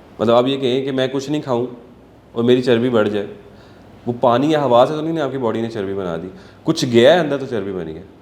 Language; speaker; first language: Urdu; native; Urdu